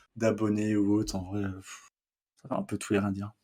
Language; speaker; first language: French; native; French